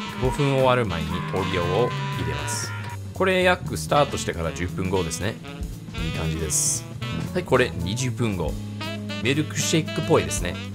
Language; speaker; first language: Japanese; non-native, fluent; English